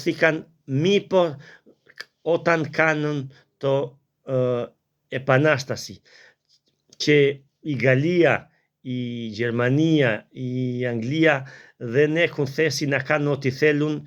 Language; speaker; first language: Greek; non-native, learner; Albanian